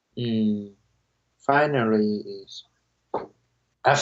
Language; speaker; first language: English; non-native, learner; Vietnamese